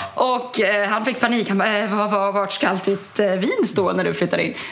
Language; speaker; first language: Swedish; early bilingual, other home language; German